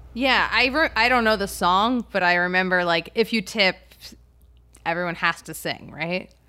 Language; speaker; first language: English; native; English